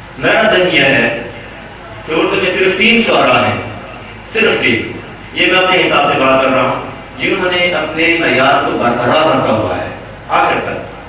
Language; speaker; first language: Urdu; non-native, local second language; Pashto